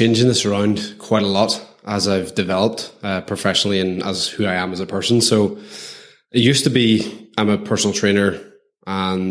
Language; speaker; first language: English; native; English